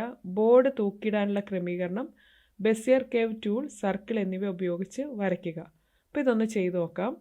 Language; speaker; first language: Malayalam; native; Malayalam